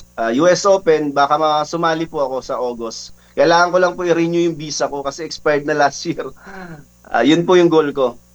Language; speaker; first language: Filipino; native; Filipino